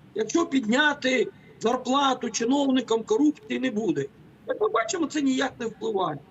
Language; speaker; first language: Ukrainian; native; Ukrainian